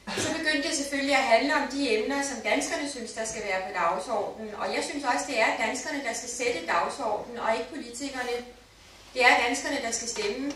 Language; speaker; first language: Danish; native; Danish